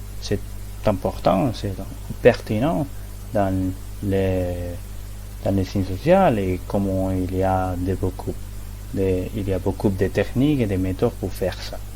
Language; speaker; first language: French; non-native, learner; Spanish